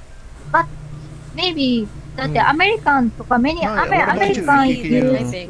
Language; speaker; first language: English; non-native, learner; Japanese